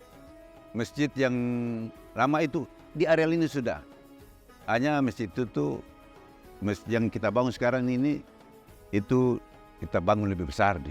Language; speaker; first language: Indonesian; non-native, local second language; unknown